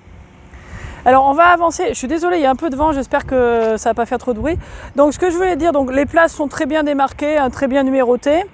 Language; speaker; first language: French; native; French